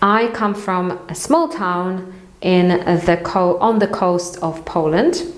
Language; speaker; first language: English; non-native, fluent; Polish